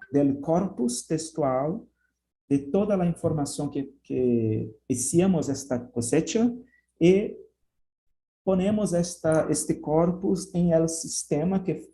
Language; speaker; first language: Spanish; non-native, fluent; Portuguese